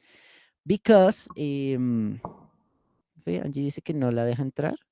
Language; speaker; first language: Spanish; native; Spanish